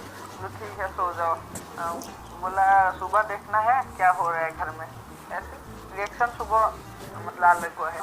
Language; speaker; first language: Hindi; non-native, local second language; Assamese